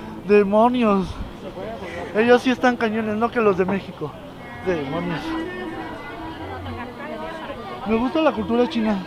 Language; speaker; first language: Spanish; native; Spanish